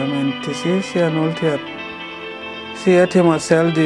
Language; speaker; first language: Danish; non-native, learner; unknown